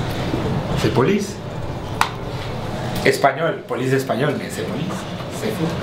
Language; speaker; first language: French; non-native, learner; Spanish